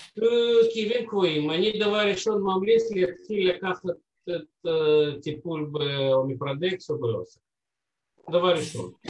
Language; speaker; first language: Hebrew; non-native, fluent; Russian